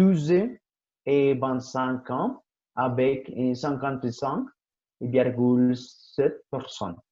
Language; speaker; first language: French; non-native, learner; Spanish